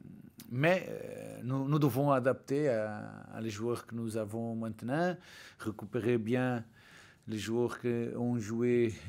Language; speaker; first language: French; non-native, learner; Portuguese